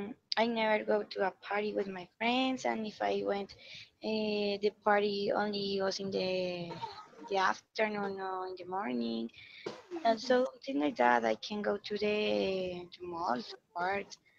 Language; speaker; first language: English; non-native, learner; Spanish